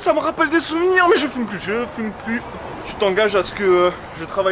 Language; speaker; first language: French; native; French